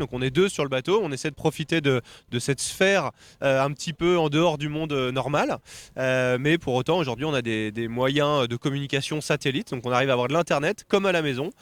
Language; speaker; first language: French; native; French